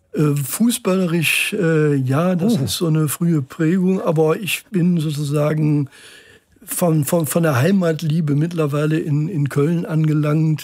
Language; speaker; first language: German; native; German